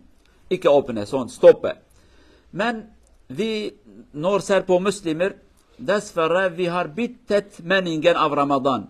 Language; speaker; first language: Norwegian; non-native, learner; Kurdish